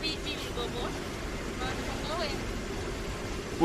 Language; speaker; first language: English; non-native, learner; Japanese